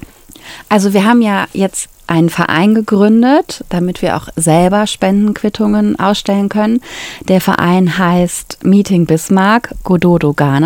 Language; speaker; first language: German; native; German